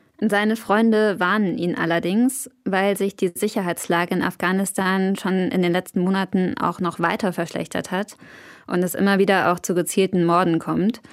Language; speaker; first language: German; native; German